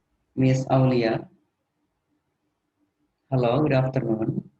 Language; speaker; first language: English; non-native, fluent; Indonesian